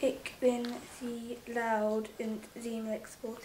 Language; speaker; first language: German; non-native, learner; English